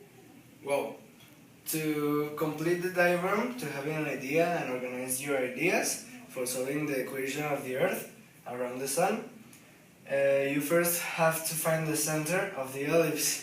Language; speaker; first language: English; non-native, fluent; Spanish